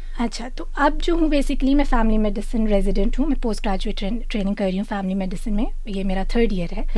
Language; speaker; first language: Urdu; native; Urdu